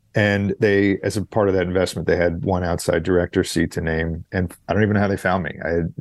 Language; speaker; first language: English; native; English